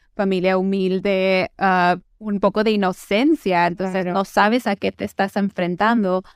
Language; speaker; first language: Spanish; early bilingual, heritage; Spanish